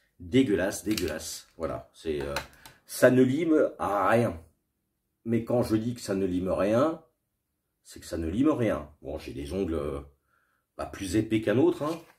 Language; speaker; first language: French; native; French